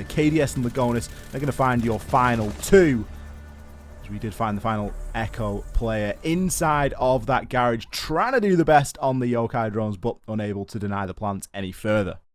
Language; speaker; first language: English; native; English